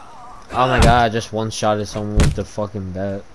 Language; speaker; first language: English; native; English